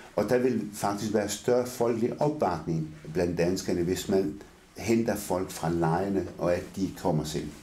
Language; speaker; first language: Danish; early bilingual, other home language; Arabic